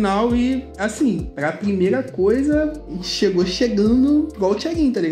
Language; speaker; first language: Portuguese; native; Portuguese